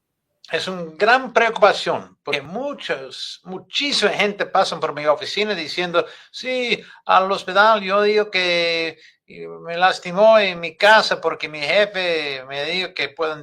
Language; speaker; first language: Spanish; non-native, fluent; English